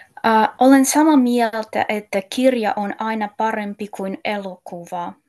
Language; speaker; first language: Finnish; non-native, learner; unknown